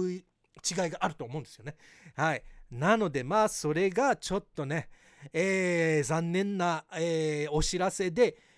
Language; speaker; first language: Japanese; early bilingual, heritage; Japanese